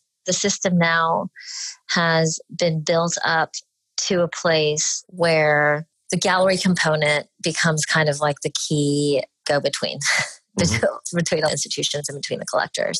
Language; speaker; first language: English; native; English